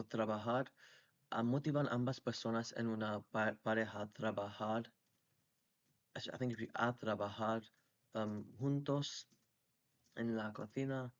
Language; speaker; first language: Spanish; non-native, learner; English